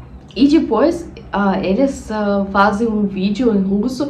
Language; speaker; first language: Portuguese; non-native, fluent; Russian